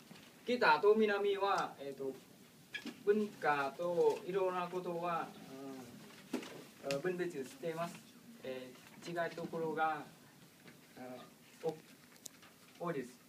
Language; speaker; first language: Japanese; non-native, learner; Vietnamese